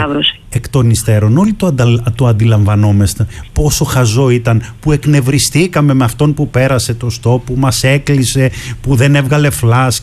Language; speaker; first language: Greek; native; Greek